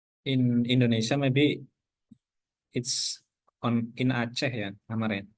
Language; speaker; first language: English; non-native, fluent; Indonesian